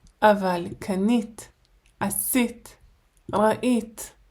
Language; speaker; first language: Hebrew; non-native, fluent; Ukrainian